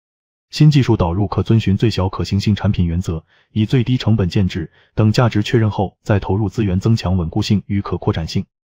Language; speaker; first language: Chinese; native; Chinese